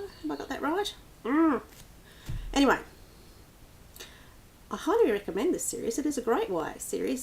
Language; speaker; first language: English; native; English